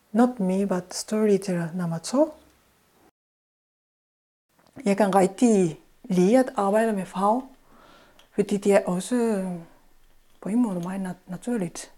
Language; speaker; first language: Danish; non-native, fluent; Japanese